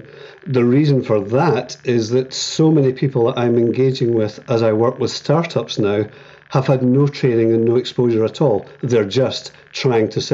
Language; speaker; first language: English; native; English